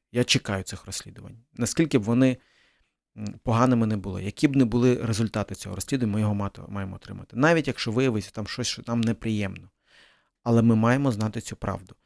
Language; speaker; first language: Ukrainian; early bilingual, other home language; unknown